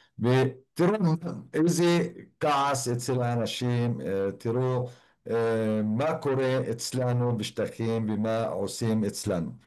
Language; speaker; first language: Hebrew; non-native, local second language; Arabic